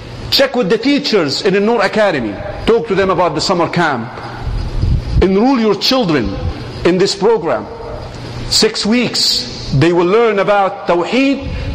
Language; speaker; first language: English; non-native, fluent; Arabic